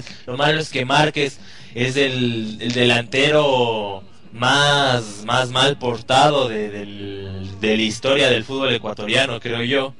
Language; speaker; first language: Spanish; native; Spanish